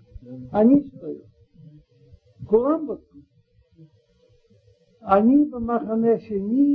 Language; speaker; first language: Hebrew; non-native, learner; Russian